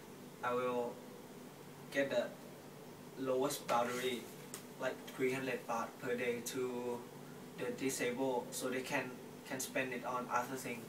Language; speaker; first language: English; non-native, learner; Thai